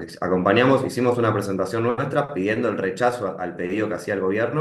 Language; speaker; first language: Spanish; native; Spanish